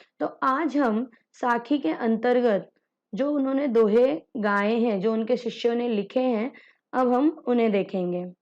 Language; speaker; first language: Hindi; native; Hindi